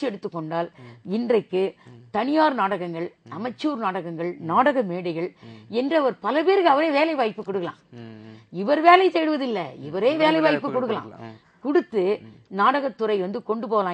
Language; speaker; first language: Tamil; native; Tamil